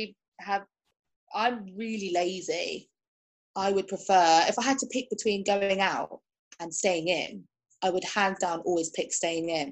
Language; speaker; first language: English; native; English